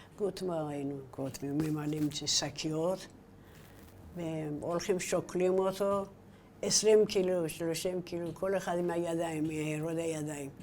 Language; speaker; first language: Hebrew; non-native, learner; Persian